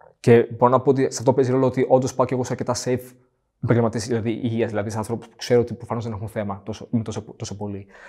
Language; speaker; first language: Greek; native; Greek